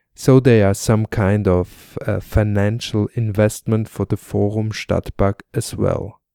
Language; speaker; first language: English; non-native, fluent; German